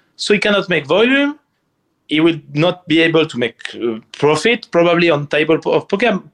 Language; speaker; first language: English; non-native, fluent; French